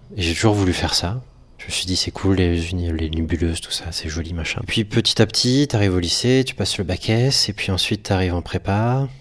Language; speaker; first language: French; native; French